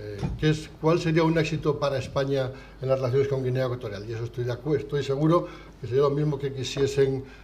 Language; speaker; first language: Spanish; native; Spanish